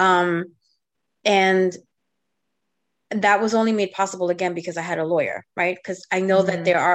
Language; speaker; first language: English; native; English